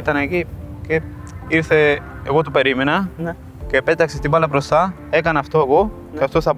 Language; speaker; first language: Greek; non-native, fluent; Spanish